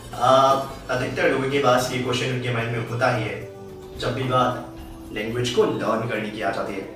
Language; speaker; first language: Hindi; native; Hindi